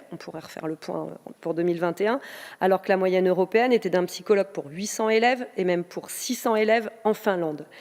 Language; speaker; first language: French; native; French